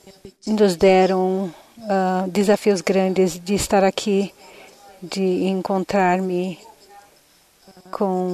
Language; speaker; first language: Portuguese; non-native, fluent; Indonesian